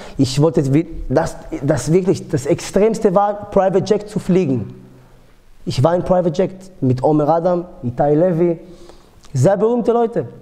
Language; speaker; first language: German; early bilingual, other home language; Georgian